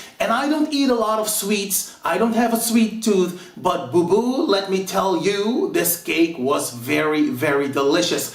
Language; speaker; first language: English; non-native, fluent; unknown